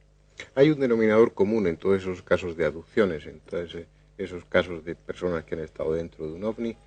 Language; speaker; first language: Spanish; native; Spanish